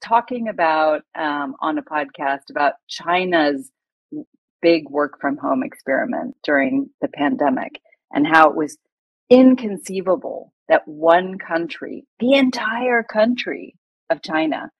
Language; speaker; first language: English; native; English